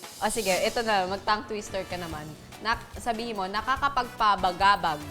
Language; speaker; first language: Filipino; native; Filipino